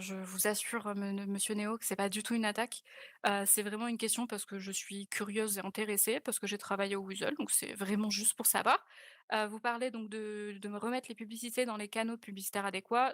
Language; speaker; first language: French; native; French